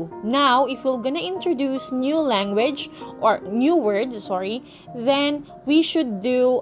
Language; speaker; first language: English; non-native, local second language; Filipino